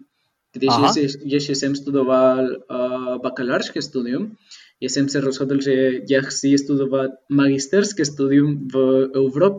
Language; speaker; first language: Czech; non-native, fluent; Spanish